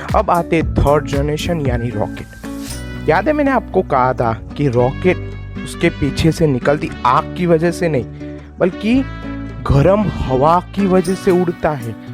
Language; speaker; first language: Hindi; non-native, local second language; Gujarati